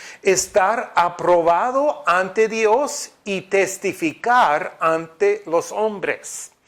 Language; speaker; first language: Spanish; non-native, fluent; English